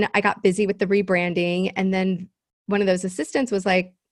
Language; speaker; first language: English; native; English